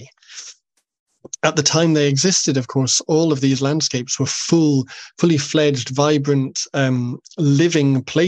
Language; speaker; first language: English; native; English